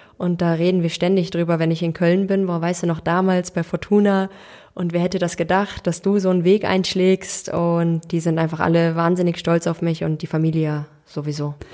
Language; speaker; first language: German; early bilingual, other home language; Turkish